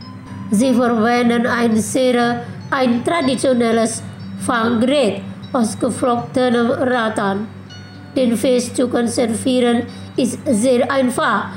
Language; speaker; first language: German; non-native, fluent; Indonesian